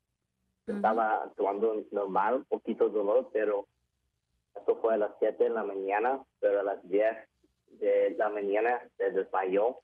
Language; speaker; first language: Spanish; early bilingual, heritage; English